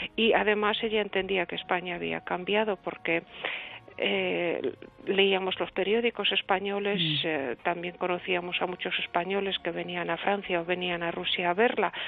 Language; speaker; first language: Spanish; early bilingual, other home language; Russian